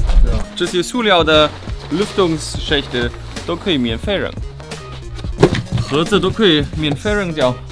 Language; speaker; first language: Chinese; non-native, fluent; German